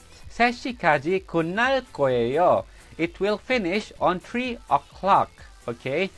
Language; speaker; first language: English; non-native, local second language; Filipino